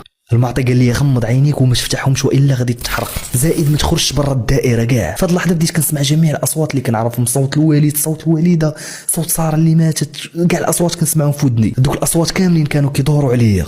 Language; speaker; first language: Arabic; native; Arabic